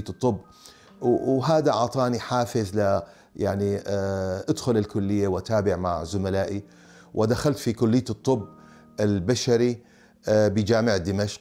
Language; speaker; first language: Arabic; native; Arabic